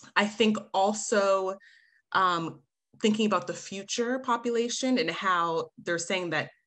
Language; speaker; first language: English; native; English